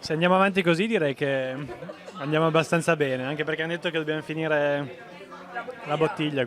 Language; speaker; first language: Italian; native; Italian